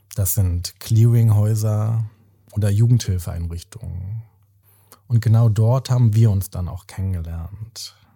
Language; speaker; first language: German; native; German